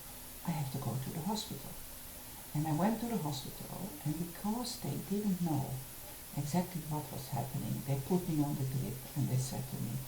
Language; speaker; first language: English; non-native, fluent; Dutch